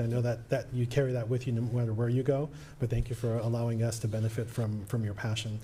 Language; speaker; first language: English; native; English